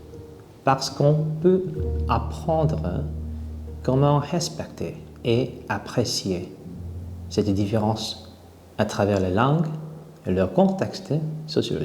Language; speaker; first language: French; non-native, fluent; Korean